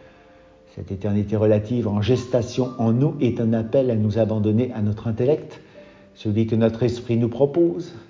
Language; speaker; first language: French; native; French